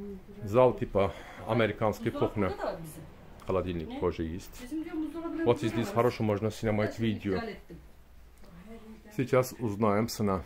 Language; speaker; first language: Russian; non-native, learner; Turkish